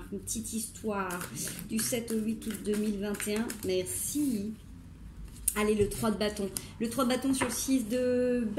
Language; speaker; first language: French; native; French